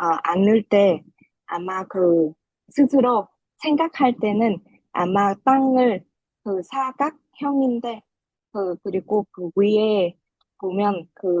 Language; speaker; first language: Korean; non-native, fluent; Vietnamese